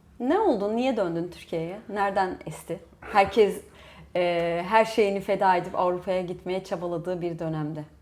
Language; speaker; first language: Turkish; native; Turkish